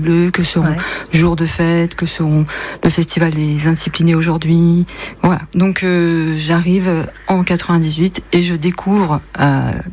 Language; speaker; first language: French; native; French